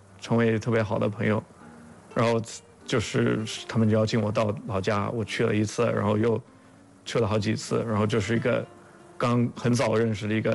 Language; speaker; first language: Chinese; non-native, fluent; English